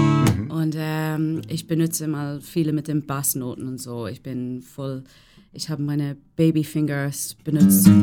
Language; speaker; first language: German; non-native, fluent; English